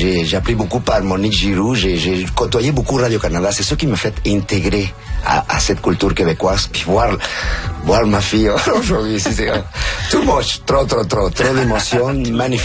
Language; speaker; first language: French; non-native, fluent; Spanish